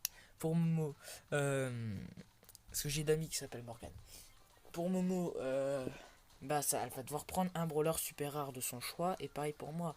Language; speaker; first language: French; native; French